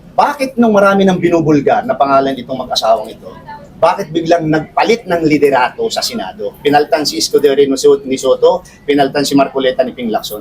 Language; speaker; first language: Filipino; native; Filipino